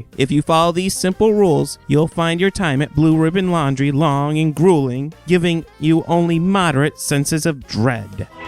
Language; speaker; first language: English; native; English